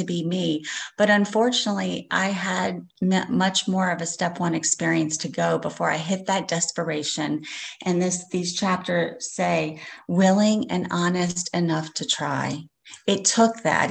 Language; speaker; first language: English; native; English